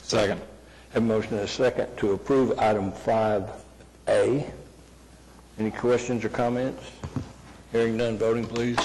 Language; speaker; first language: English; native; English